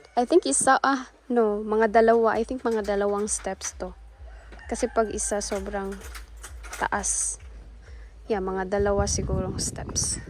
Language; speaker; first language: Filipino; non-native, local second language; Cebuano